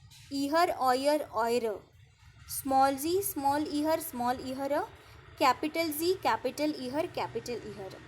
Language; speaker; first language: German; non-native, fluent; Marathi